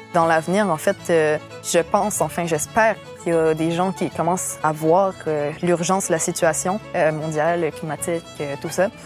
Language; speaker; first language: French; native; French